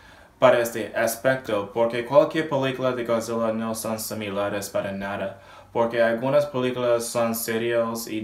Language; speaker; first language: Spanish; non-native, learner; English